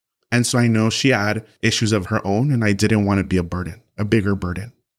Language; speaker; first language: English; early bilingual, other home language; Spanish